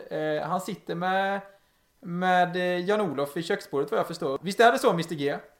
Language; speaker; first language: Swedish; native; Swedish